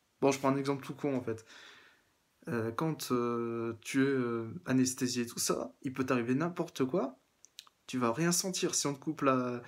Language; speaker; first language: French; native; French